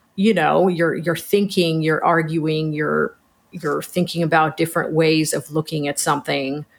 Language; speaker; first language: English; early bilingual, other home language; Hebrew